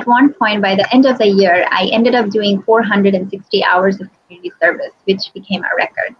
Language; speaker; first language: English; non-native, local second language; Bangla